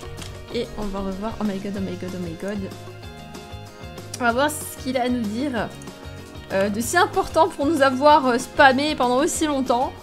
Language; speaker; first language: French; native; French